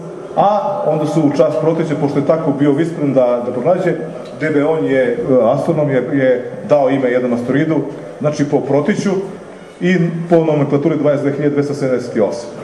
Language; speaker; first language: Serbian; native; Serbian